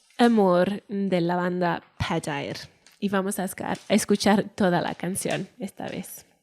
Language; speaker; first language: Spanish; non-native, fluent; Welsh